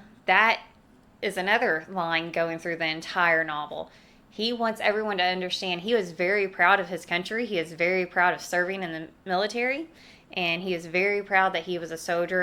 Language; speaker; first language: English; native; English